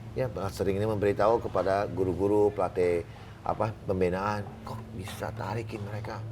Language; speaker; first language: Indonesian; non-native, fluent; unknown